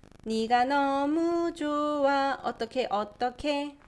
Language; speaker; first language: Korean; non-native, fluent; English